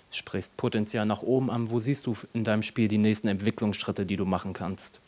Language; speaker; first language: German; native; German